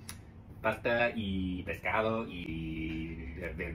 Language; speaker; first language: Spanish; non-native, learner; English